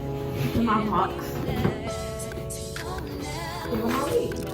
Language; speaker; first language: English; native; English